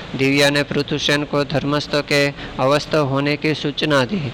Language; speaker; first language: Hindi; non-native, local second language; Gujarati